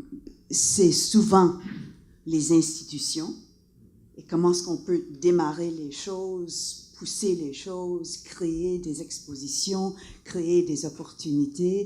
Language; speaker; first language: French; non-native, local second language; English